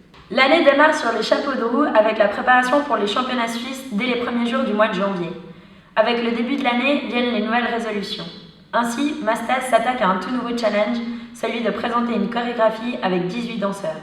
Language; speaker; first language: French; native; French